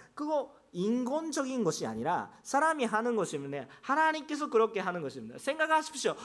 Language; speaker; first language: Korean; non-native, fluent; Japanese